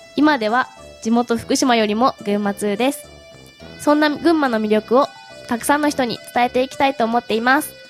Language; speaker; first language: Japanese; native; Japanese